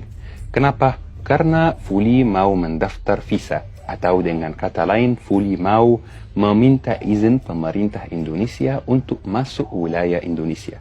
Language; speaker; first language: Indonesian; non-native, fluent; Arabic